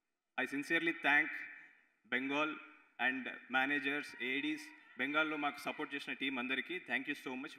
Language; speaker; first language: Telugu; native; Telugu